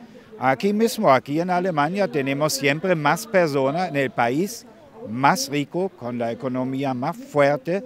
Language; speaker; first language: Spanish; non-native, fluent; German